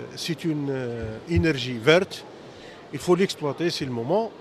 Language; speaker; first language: French; non-native, local second language; Arabic